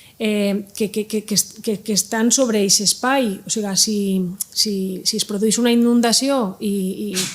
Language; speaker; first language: Catalan; native; Catalan